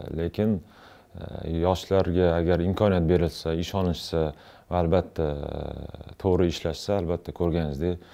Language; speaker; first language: Uzbek; non-native, local second language; Russian